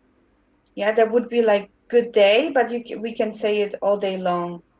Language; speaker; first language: English; non-native, fluent; German